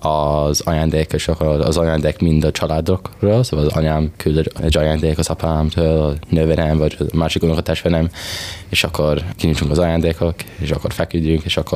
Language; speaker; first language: Hungarian; early bilingual, heritage; English